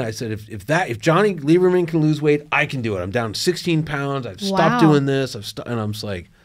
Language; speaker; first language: English; native; English